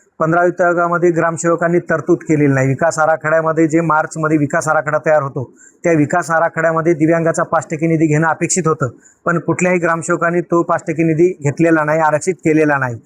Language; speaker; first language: Marathi; native; Marathi